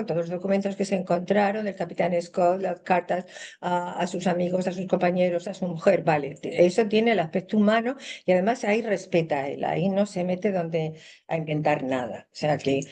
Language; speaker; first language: Spanish; native; Spanish